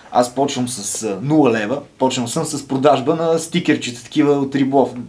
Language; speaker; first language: Bulgarian; native; Bulgarian